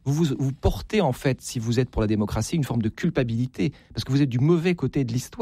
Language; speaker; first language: French; native; French